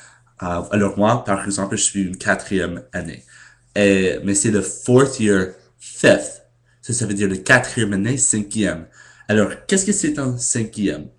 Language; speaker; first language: French; non-native, learner; English